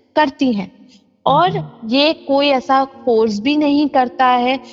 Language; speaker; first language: Hindi; non-native, local second language; Assamese